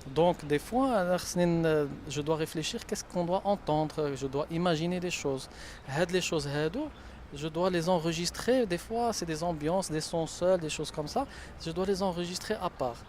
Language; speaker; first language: French; non-native, local second language; Arabic